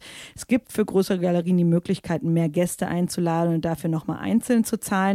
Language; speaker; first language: German; native; German